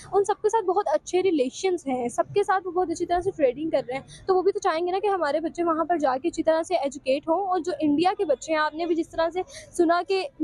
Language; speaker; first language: Urdu; native; Urdu